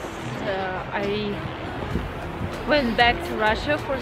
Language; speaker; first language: English; non-native, fluent; Russian